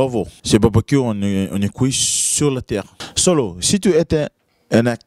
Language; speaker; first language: French; non-native, learner; Fijian